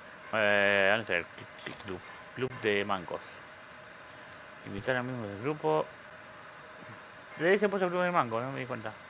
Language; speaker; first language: Spanish; native; Spanish